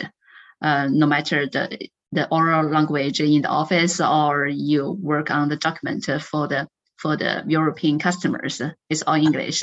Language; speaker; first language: English; non-native, fluent; Chinese